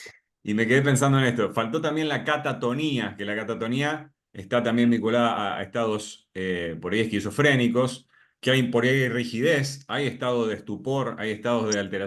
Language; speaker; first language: Spanish; native; Spanish